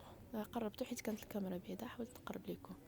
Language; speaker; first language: Arabic; native; Arabic